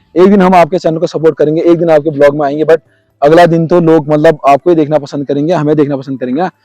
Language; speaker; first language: Hindi; native; Hindi